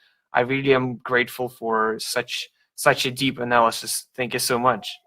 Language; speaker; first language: English; non-native, fluent; Russian